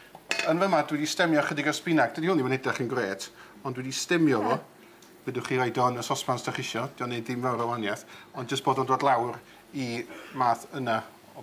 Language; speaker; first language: Welsh; native; Welsh